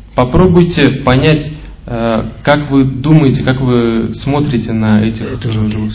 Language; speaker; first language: Russian; native; Russian